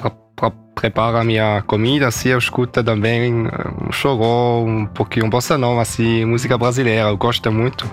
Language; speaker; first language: Portuguese; early bilingual, heritage; German